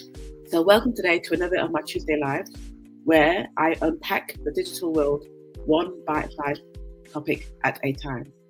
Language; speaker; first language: English; native; English